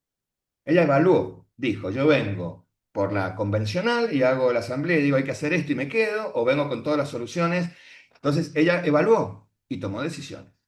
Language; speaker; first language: Spanish; native; Spanish